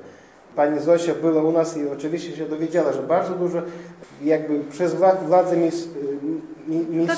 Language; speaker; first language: Polish; non-native, fluent; Russian